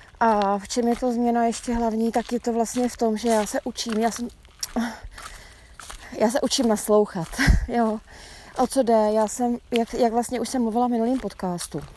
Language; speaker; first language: Czech; native; Czech